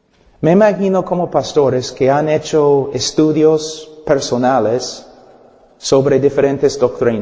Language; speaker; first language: Spanish; non-native, fluent; English